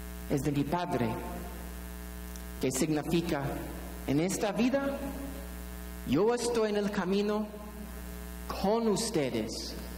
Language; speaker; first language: Spanish; non-native, fluent; English